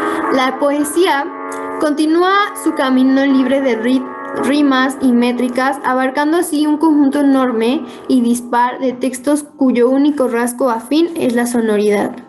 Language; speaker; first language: Spanish; native; Spanish